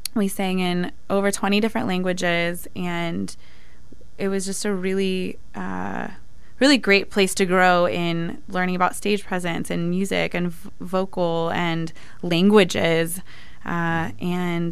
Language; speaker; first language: English; native; English